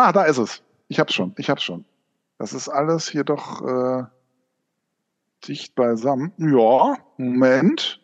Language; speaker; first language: German; native; German